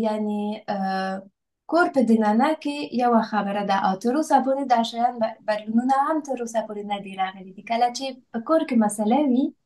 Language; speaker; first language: Pashto; non-native, fluent; French